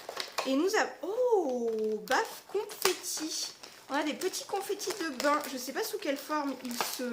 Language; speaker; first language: French; native; French